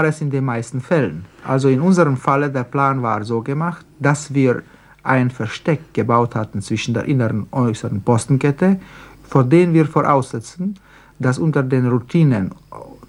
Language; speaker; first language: German; non-native, fluent; Slovak